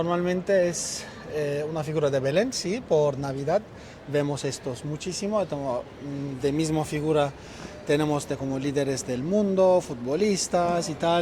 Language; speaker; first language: Spanish; non-native, learner; Turkish